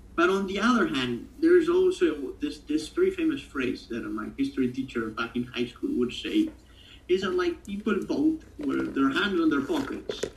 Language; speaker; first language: English; non-native, fluent; Italian